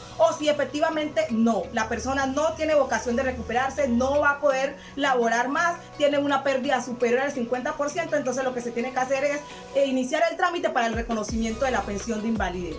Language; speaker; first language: Spanish; native; Spanish